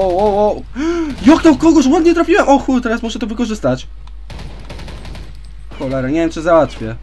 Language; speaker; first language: Polish; native; Polish